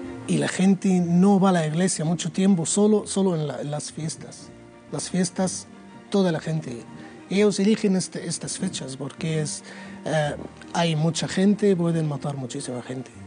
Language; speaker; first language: Spanish; non-native, learner; Arabic